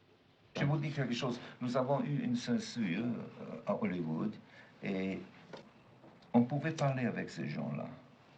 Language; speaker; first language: French; non-native, fluent; German